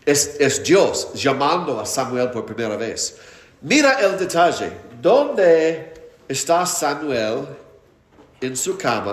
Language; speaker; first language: Spanish; non-native, fluent; English